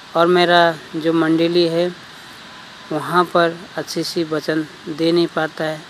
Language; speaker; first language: Hindi; non-native, local second language; Nepali